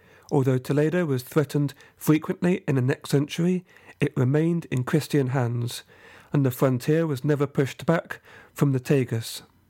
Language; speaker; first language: English; native; English